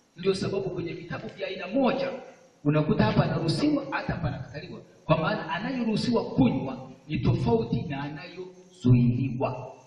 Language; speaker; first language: Swahili; non-native, local second language; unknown